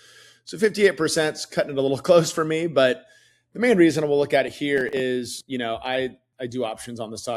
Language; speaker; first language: English; native; English